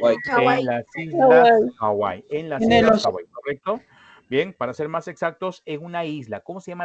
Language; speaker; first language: Spanish; native; Spanish